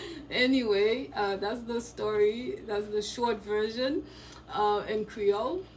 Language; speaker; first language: English; non-native, fluent; Haitian Creole